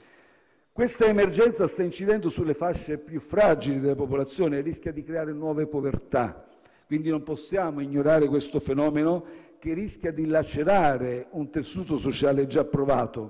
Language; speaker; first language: Italian; native; Italian